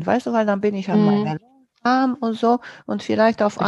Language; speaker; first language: German; non-native, fluent; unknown